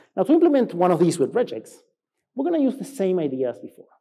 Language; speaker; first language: English; non-native, fluent; Spanish